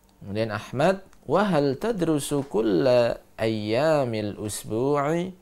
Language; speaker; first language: Arabic; non-native, fluent; Indonesian